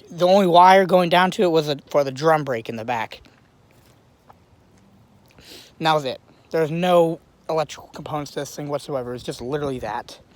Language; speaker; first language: English; native; English